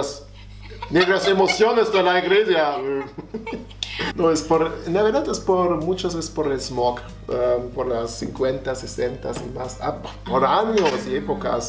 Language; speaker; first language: Spanish; non-native, fluent; German